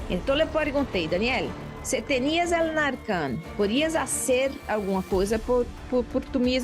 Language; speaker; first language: Spanish; non-native, learner; Portuguese